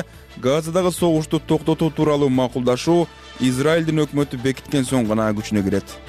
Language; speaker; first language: Kyrgyz; native; Kyrgyz